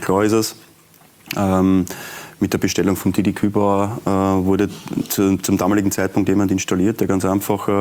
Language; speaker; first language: German; native; German